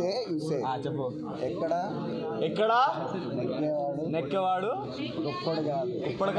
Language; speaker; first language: Telugu; non-native, learner; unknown